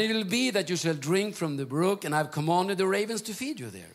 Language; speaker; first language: English; non-native, fluent; Norwegian